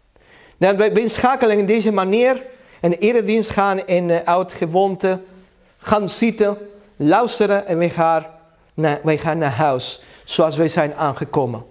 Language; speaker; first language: Dutch; non-native, learner; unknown